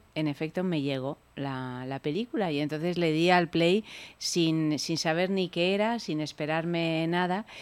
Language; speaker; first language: Spanish; early bilingual, other home language; Italian